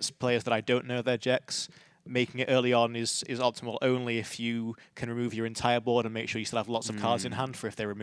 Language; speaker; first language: English; native; English